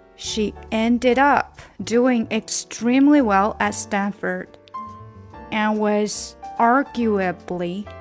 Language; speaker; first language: English; non-native, fluent; Chinese